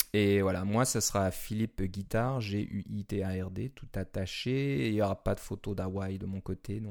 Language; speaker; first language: French; native; French